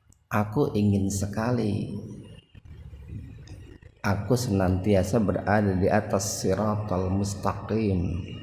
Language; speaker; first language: Indonesian; native; Indonesian